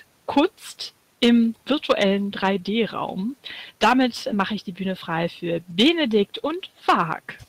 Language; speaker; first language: German; native; German